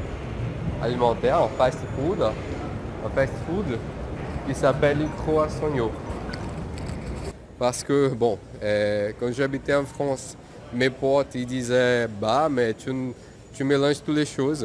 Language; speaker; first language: French; non-native, fluent; Portuguese